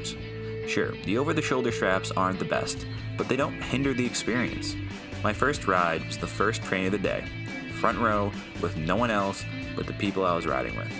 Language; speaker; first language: English; native; English